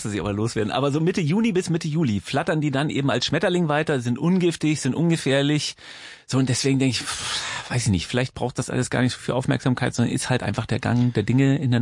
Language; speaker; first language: German; native; German